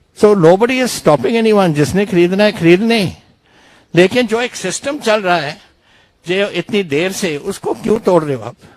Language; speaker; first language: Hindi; non-native, local second language; Punjabi